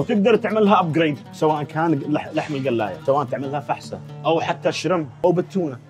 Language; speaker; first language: Arabic; early bilingual, heritage; Arabic